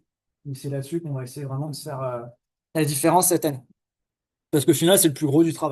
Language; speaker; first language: French; native; French